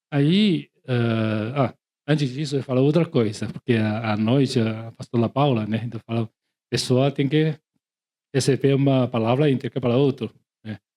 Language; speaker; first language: Portuguese; non-native, learner; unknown